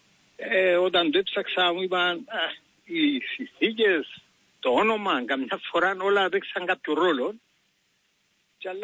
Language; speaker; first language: Greek; native; Greek